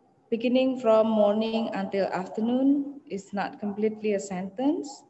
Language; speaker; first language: English; non-native, fluent; Indonesian